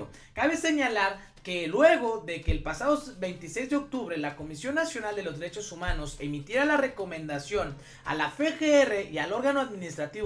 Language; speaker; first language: Spanish; native; Spanish